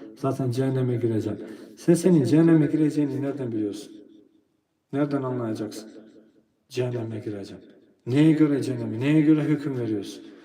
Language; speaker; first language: Turkish; non-native, fluent; Albanian